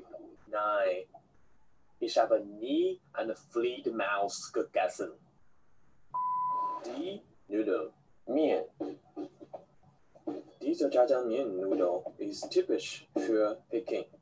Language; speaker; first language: German; non-native, learner; Chinese